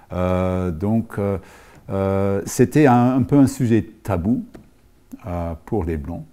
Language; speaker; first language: French; non-native, fluent; English